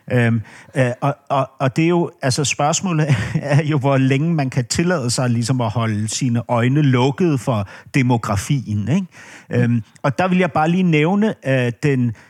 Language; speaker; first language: Danish; native; Danish